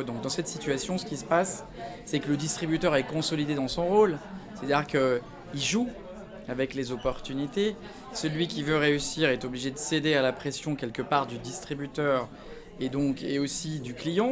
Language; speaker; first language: French; native; French